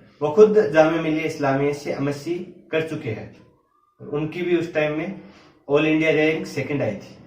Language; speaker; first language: Hindi; native; Hindi